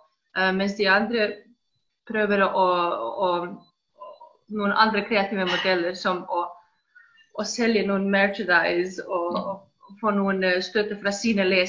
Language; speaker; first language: Danish; non-native, fluent; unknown